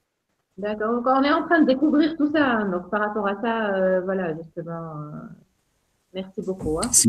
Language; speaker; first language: French; non-native, local second language; Arabic